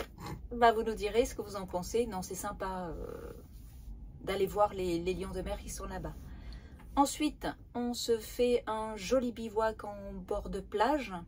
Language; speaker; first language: French; native; French